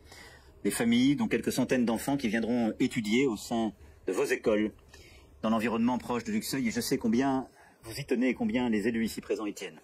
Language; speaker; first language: French; native; French